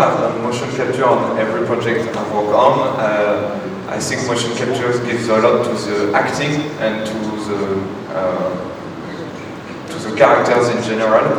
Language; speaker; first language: English; non-native, fluent; French